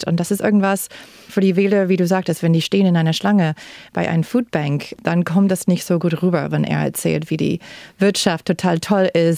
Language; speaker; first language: German; non-native, fluent; English